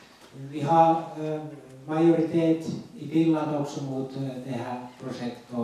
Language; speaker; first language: Swedish; non-native, local second language; Finnish